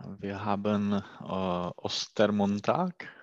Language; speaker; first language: German; non-native, learner; Czech